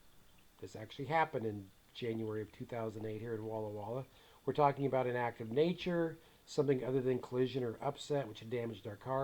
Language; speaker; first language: English; native; English